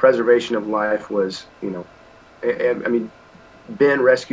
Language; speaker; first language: English; native; English